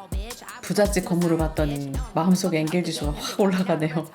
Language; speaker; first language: Korean; native; Korean